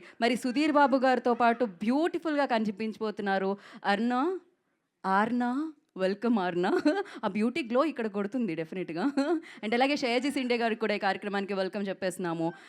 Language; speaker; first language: Telugu; native; Telugu